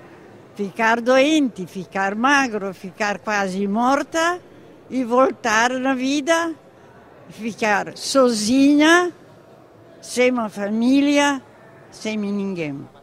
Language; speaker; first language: Portuguese; non-native, fluent; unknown